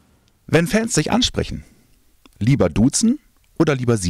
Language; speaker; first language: German; native; German